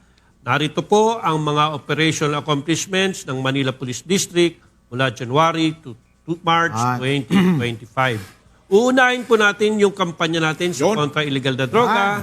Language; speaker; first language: Filipino; native; Filipino